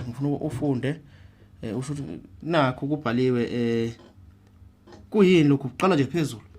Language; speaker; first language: Zulu; native; Zulu